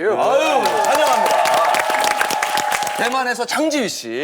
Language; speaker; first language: Korean; native; Korean